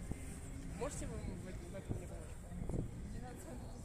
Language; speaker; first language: Russian; native; Russian